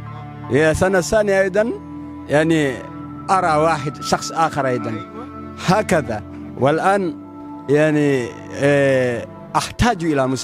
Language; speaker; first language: Arabic; non-native, fluent; Fula